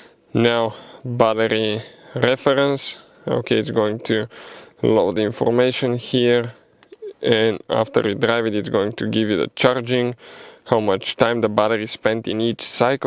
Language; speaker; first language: English; non-native, fluent; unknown